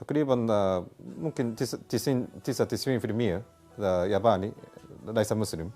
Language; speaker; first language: Arabic; non-native, learner; Japanese